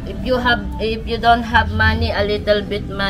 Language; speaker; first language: English; non-native, learner; Filipino